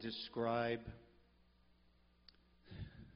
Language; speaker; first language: English; native; English